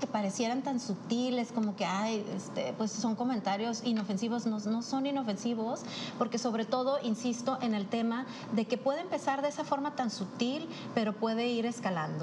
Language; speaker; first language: Spanish; native; Spanish